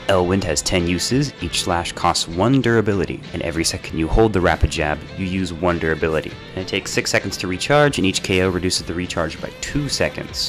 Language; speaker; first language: English; native; English